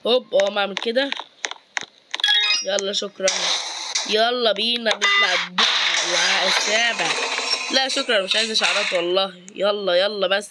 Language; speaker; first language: Arabic; native; Arabic